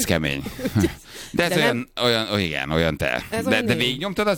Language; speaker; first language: Hungarian; native; Hungarian